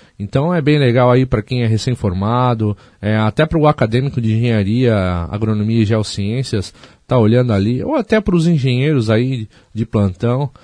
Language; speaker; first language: Portuguese; native; Portuguese